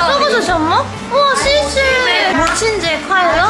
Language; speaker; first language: Chinese; non-native, learner; Korean